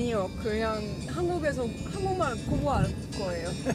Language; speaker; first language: Korean; non-native, learner; Dutch